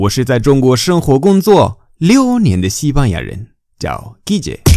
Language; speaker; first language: Chinese; non-native, fluent; Spanish